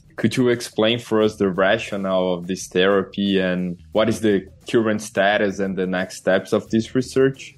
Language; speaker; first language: English; non-native, fluent; Portuguese